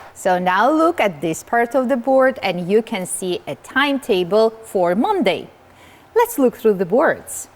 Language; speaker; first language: English; non-native, fluent; Georgian